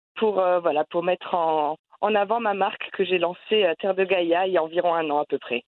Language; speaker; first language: French; native; French